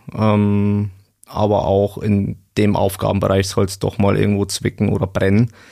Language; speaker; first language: German; native; German